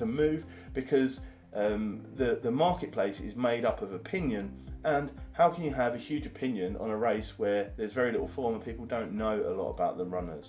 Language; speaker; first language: English; native; English